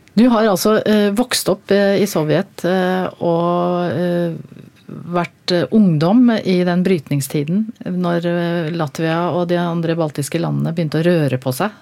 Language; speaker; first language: Norwegian; native; Norwegian